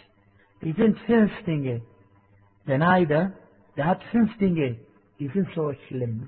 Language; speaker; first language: German; non-native, fluent; Arabic